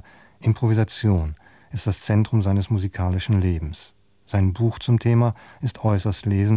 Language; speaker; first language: German; native; German